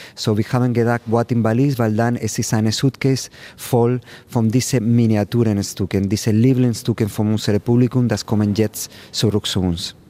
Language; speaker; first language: German; non-native, fluent; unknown